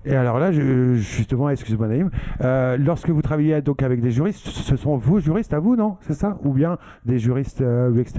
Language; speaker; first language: French; native; French